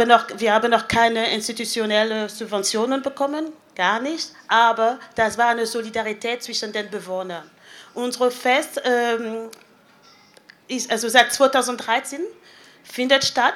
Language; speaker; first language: German; non-native, fluent; French